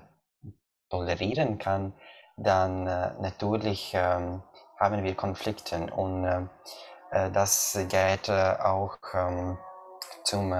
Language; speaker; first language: German; non-native, learner; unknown